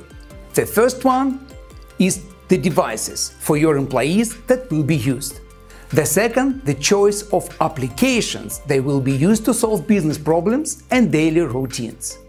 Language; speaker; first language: English; non-native, fluent; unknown